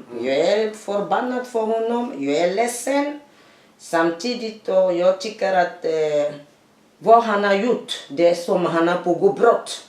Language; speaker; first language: Swedish; non-native, learner; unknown